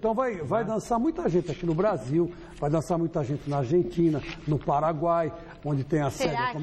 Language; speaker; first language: Portuguese; native; Portuguese